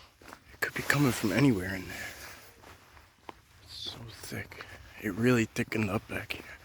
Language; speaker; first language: English; native; English